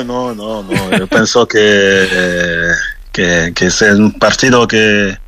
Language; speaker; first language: Spanish; non-native, fluent; French